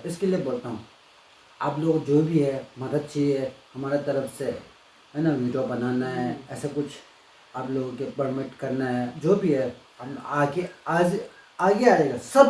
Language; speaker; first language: Hindi; non-native, local second language; Tibetan